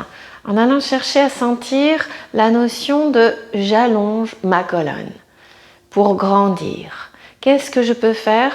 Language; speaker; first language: French; native; French